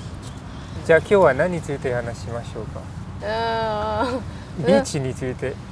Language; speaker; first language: Japanese; non-native, learner; English